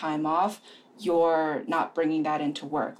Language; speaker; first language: English; native; English